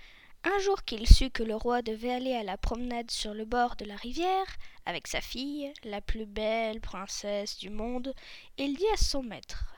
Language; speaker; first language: French; native; French